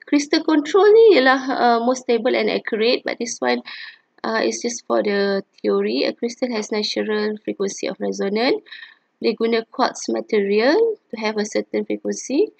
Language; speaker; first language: English; non-native, local second language; Malay